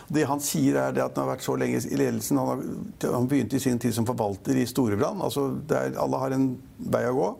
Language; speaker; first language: Norwegian; native; Norwegian